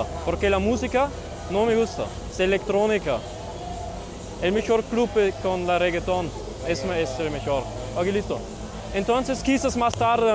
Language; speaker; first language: Spanish; non-native, learner; German